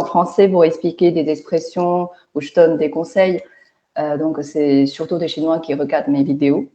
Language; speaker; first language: French; non-native, fluent; Chinese